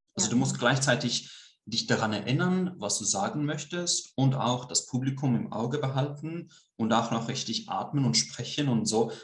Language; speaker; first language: German; early bilingual, heritage; Swiss German